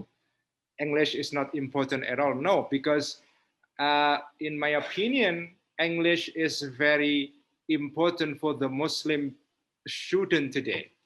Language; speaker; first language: English; non-native, fluent; Indonesian